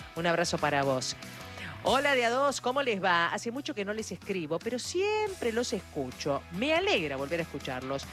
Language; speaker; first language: Spanish; native; Spanish